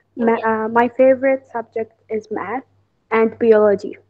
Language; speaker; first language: English; non-native, fluent; Arabic